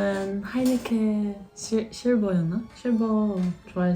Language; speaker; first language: Korean; non-native, learner; Dutch